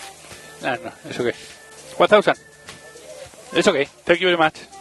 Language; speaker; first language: English; non-native, learner; Spanish